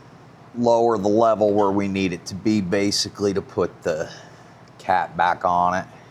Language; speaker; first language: English; native; English